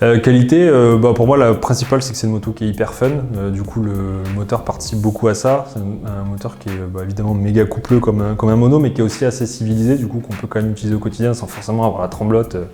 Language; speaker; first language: French; native; French